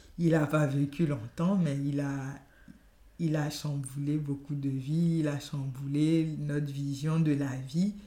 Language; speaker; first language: French; non-native, local second language; Yoruba